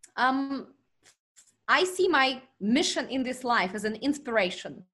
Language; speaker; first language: English; non-native, fluent; Russian